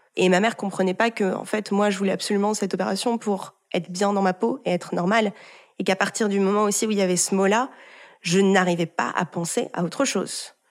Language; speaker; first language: French; early bilingual, heritage; French